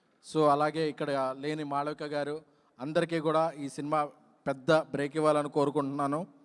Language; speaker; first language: Telugu; native; Telugu